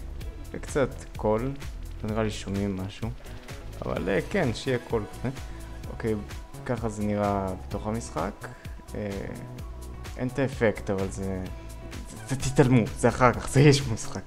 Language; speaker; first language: Hebrew; native; Hebrew